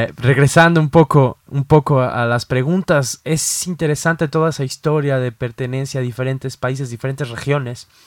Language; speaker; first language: Spanish; native; Spanish